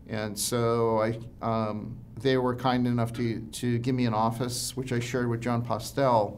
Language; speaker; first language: English; native; English